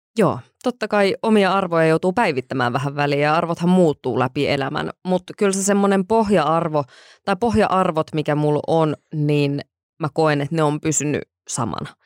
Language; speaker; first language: Finnish; native; Finnish